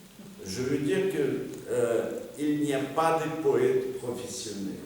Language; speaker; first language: French; non-native, fluent; Russian